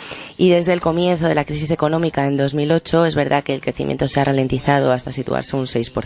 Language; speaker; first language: Spanish; native; Spanish